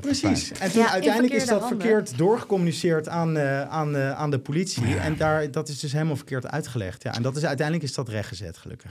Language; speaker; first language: Dutch; native; Dutch